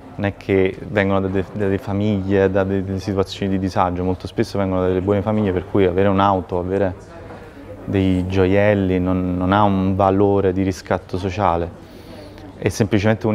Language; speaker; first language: Italian; native; Italian